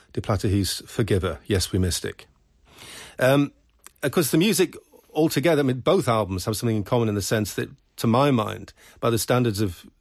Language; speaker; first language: English; native; English